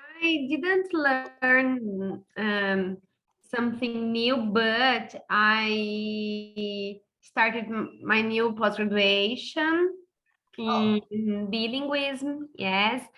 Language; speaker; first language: English; non-native, fluent; Portuguese